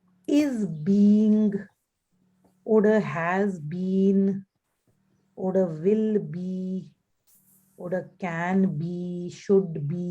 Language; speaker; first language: German; non-native, fluent; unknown